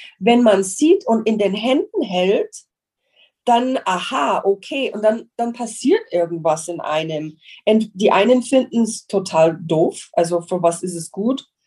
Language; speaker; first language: German; non-native, fluent; English